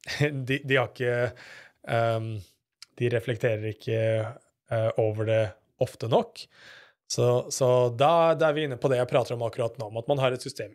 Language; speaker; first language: Norwegian; native; Norwegian